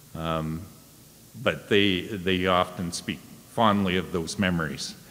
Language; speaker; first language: English; native; English